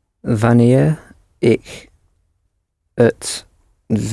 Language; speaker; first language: Dutch; non-native, learner; English